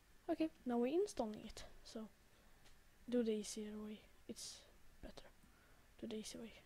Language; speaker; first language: English; non-native, learner; Swedish